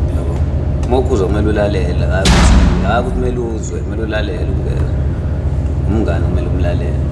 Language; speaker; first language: Zulu; native; Zulu